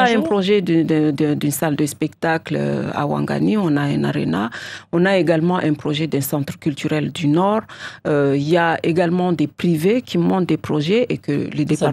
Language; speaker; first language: French; non-native, local second language; Comorian